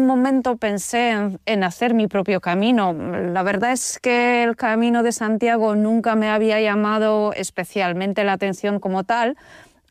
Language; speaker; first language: Spanish; non-native, fluent; Polish